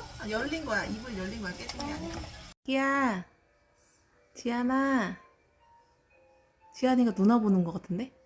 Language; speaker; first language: Korean; native; Korean